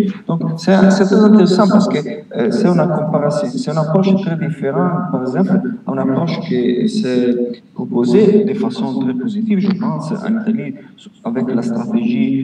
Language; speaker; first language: French; non-native, fluent; Italian